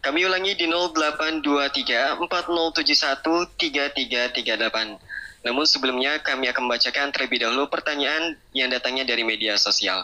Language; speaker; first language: Indonesian; native; Indonesian